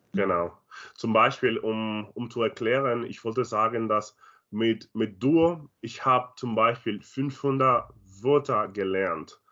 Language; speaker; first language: German; non-native, learner; Spanish